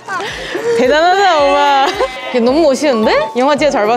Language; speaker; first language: Korean; non-native, fluent; Chinese